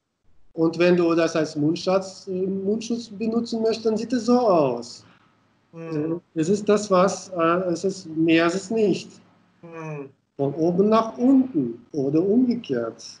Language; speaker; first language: German; non-native, fluent; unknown